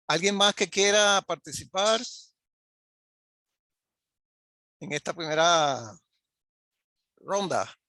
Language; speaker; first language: Spanish; native; Spanish